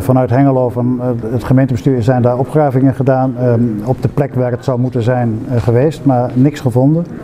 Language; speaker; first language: Dutch; native; Dutch